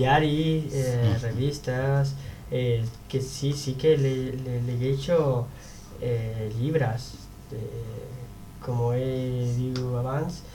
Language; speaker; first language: Catalan; non-native, learner; Spanish